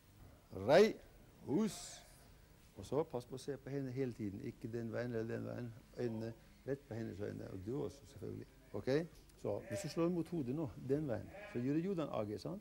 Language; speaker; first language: Norwegian; native; Norwegian